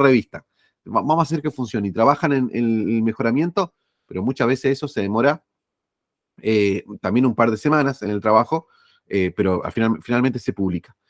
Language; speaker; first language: Spanish; native; Spanish